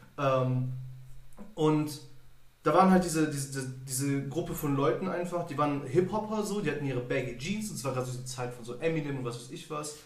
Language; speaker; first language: German; early bilingual, other home language; Turkish